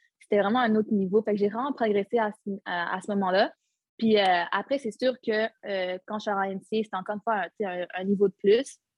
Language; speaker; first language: French; early bilingual, other home language; Arabic